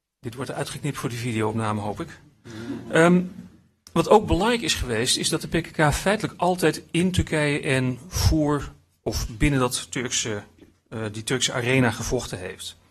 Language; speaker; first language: Dutch; native; Dutch